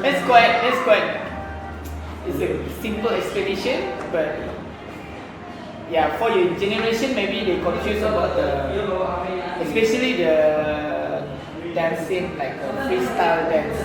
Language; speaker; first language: English; non-native, fluent; Indonesian